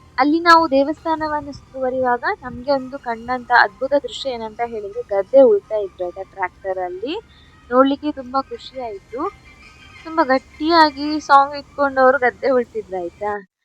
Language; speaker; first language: Kannada; non-native, local second language; Tulu